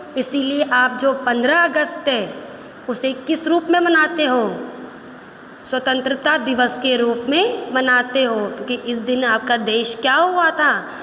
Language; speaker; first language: Hindi; native; Hindi